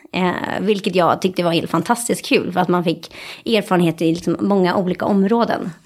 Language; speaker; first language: Swedish; native; Swedish